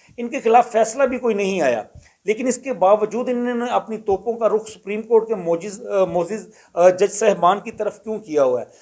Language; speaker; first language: Urdu; non-native, local second language; Punjabi